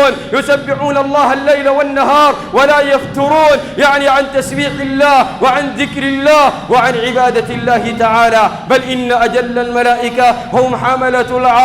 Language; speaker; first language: Arabic; native; Arabic